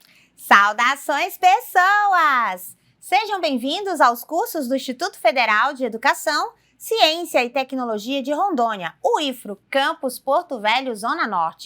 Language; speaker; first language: Portuguese; native; Portuguese